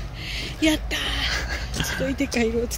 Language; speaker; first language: Japanese; non-native, learner; Georgian